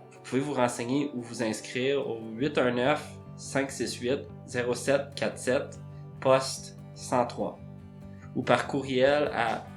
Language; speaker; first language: French; native; French